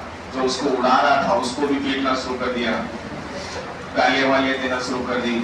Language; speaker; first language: Hindi; native; Hindi